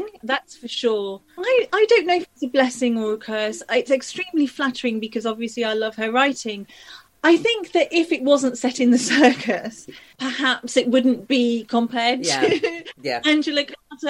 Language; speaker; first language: English; native; English